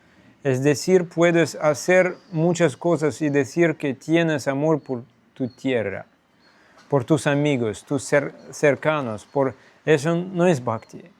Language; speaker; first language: Spanish; non-native, fluent; Russian